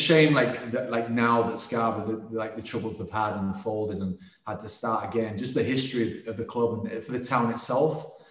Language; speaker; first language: English; native; English